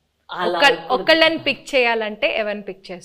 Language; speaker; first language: Telugu; native; Telugu